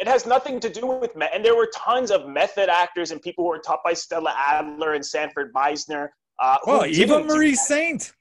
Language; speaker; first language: English; native; English